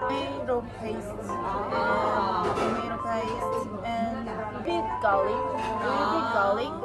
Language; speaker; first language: English; non-native, learner; Korean